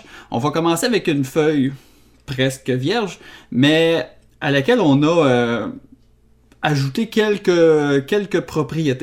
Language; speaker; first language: French; native; French